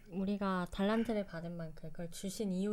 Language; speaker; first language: Korean; native; Korean